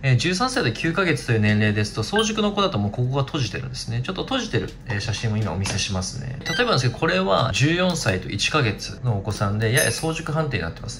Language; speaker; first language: Japanese; native; Japanese